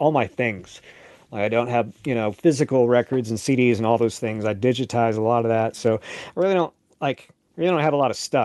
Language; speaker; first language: English; native; English